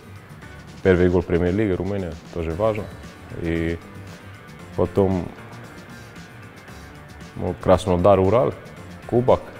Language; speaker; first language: Russian; non-native, learner; Romanian